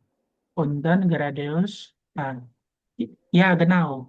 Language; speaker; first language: German; non-native, learner; Indonesian